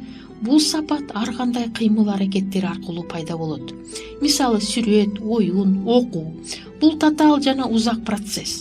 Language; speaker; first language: Kyrgyz; native; Kyrgyz